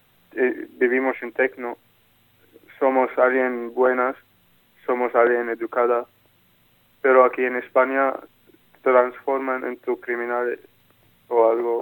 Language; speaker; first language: Spanish; non-native, learner; Arabic